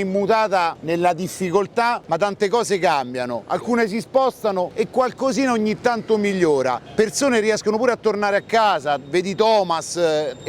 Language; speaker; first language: Italian; native; Italian